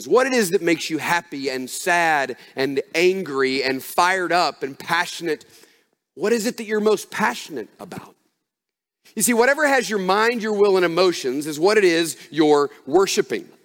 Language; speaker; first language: English; native; English